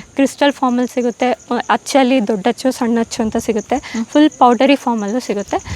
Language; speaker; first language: Kannada; non-native, local second language; Marathi